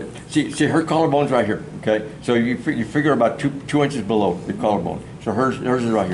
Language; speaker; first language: English; early bilingual, other home language; Spanish